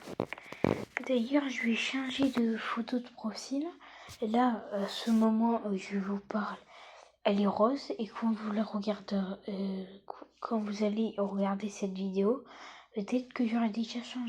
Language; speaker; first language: French; native; French